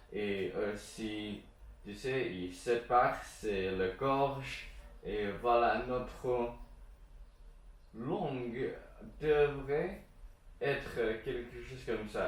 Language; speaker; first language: French; non-native, learner; Chinese